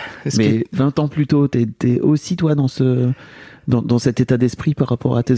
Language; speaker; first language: French; native; French